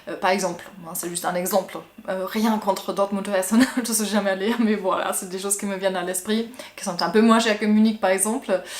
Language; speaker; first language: French; non-native, fluent; German